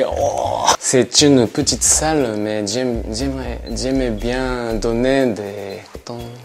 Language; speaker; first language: French; non-native, learner; Japanese